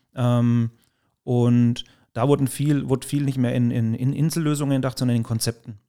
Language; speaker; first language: German; native; German